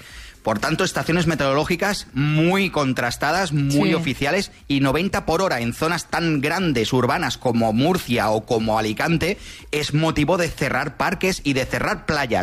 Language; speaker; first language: Spanish; native; Spanish